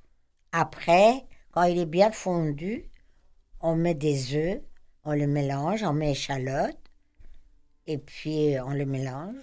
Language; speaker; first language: French; non-native, fluent; Persian